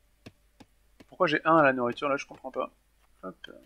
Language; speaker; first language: French; native; French